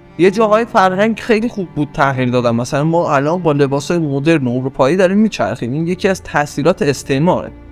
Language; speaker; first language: Persian; non-native, local second language; Azerbaijani